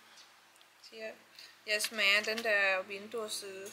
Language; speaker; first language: Danish; non-native, learner; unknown